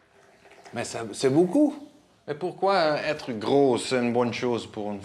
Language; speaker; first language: French; non-native, learner; Dutch